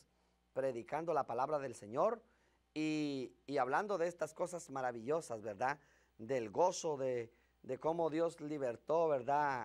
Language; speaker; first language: Spanish; native; Spanish